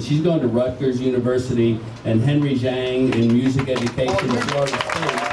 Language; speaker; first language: English; native; English